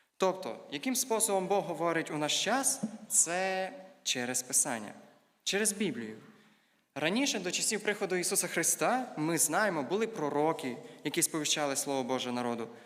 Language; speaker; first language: Ukrainian; native; Ukrainian